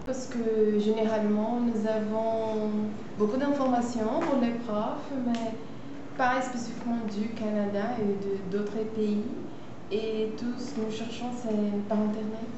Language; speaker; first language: French; non-native, fluent; Portuguese